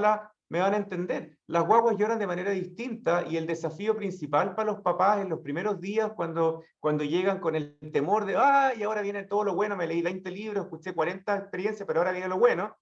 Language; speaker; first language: Spanish; native; Spanish